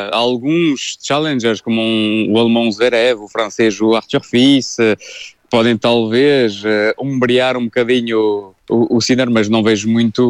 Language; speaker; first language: Portuguese; native; Portuguese